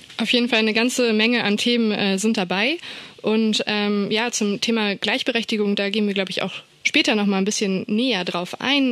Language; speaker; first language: German; native; German